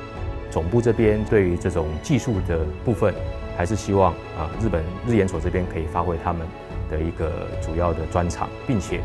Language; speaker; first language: Chinese; native; Chinese